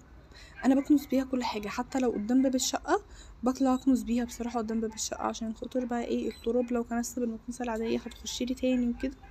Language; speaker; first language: Arabic; native; Arabic